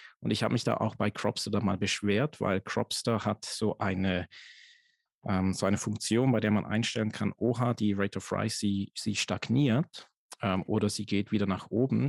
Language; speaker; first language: German; native; German